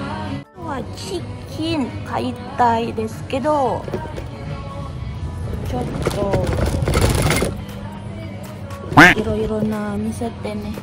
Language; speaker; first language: Japanese; non-native, learner; Indonesian